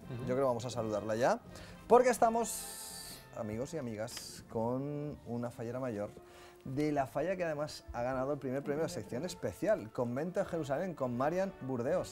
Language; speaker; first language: Spanish; native; Spanish